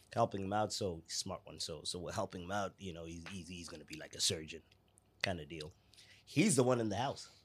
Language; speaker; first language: English; non-native, local second language; Shona